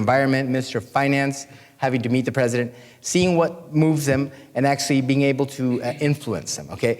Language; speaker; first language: English; non-native, fluent; Spanish